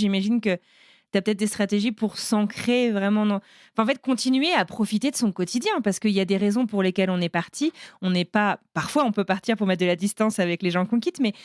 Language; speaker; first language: French; native; French